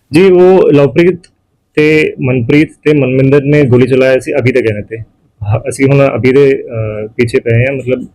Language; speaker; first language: Hindi; non-native, local second language; Punjabi